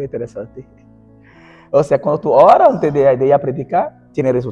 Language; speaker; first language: Spanish; non-native, fluent; Portuguese